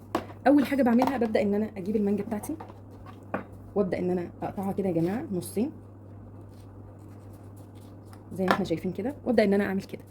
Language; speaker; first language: Arabic; native; Arabic